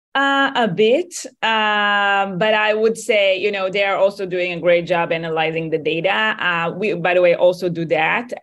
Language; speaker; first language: English; non-native, fluent; Hebrew